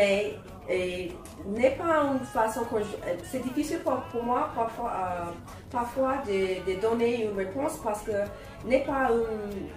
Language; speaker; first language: French; non-native, learner; English